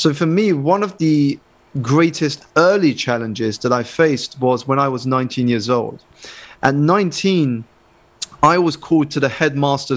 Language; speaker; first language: English; native; English